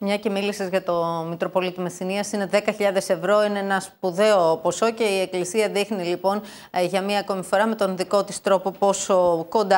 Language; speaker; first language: Greek; native; Greek